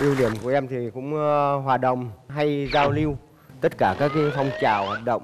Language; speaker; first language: Vietnamese; native; Vietnamese